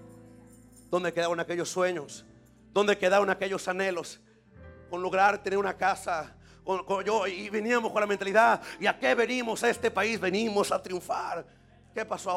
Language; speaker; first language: Spanish; native; Spanish